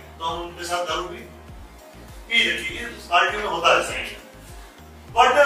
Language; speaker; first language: Hindi; non-native, local second language; Marwari